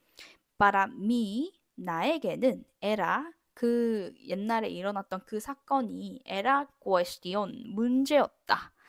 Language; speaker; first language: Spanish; non-native, fluent; Korean